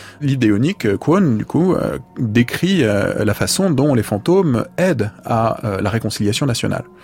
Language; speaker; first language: French; native; French